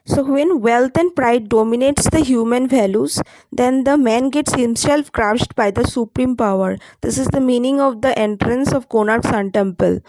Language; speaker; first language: English; non-native, local second language; Bangla